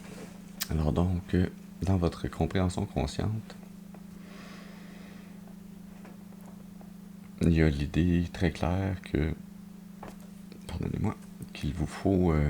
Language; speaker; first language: French; native; French